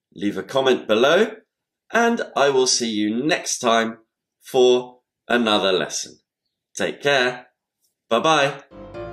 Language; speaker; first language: English; native; English